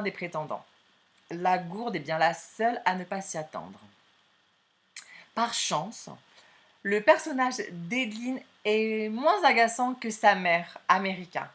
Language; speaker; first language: French; native; French